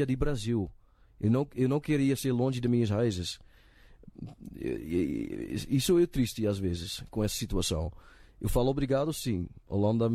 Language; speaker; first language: Portuguese; non-native, learner; Dutch